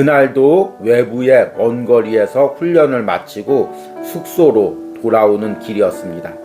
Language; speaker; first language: Korean; native; Korean